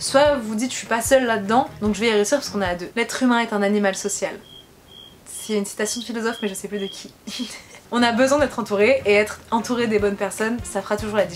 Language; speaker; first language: French; native; French